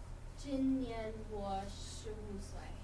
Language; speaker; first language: Chinese; non-native, learner; English